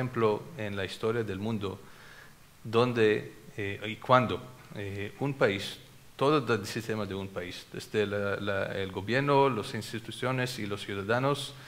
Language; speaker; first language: Spanish; non-native, fluent; Hebrew